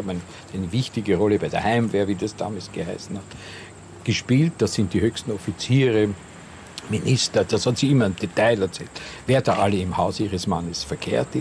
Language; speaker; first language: German; native; German